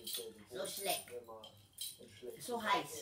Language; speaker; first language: German; non-native, learner; Filipino